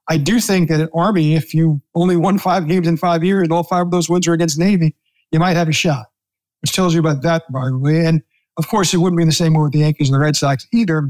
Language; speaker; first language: English; native; English